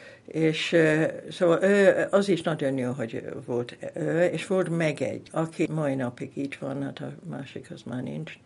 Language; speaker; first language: Hungarian; non-native, fluent; English